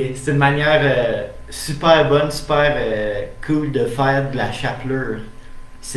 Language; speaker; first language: French; native; French